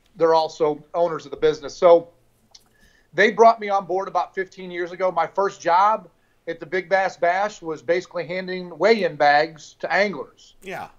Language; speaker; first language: English; native; English